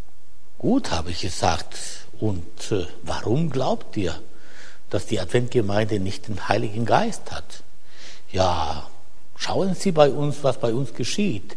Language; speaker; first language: German; non-native, fluent; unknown